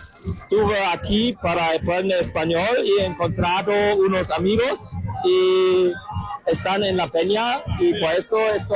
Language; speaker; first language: Spanish; non-native, learner; German